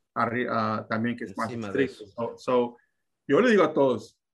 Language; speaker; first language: Spanish; early bilingual, heritage; Spanish